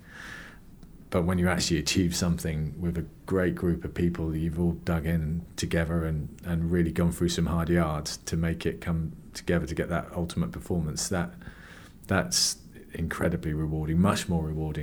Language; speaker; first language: English; native; English